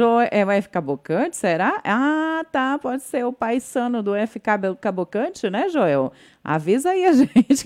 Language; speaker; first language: Portuguese; native; Portuguese